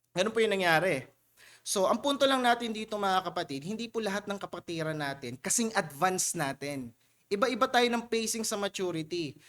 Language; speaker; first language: Filipino; native; Filipino